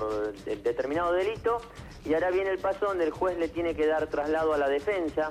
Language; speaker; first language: Spanish; native; Spanish